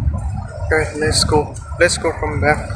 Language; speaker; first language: English; non-native, learner; Nepali